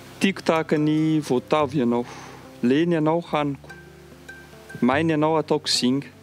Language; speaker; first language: Malagasy; non-native, fluent; French